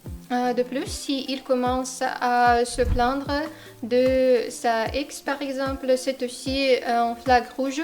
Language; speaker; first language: French; non-native, fluent; Russian